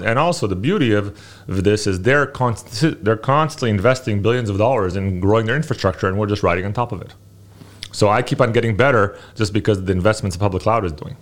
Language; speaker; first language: English; early bilingual, other home language; Hebrew